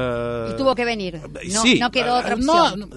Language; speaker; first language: Spanish; native; Spanish